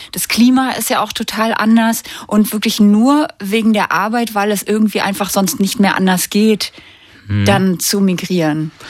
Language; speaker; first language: German; native; German